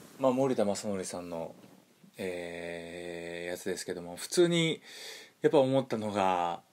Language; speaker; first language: Japanese; native; Japanese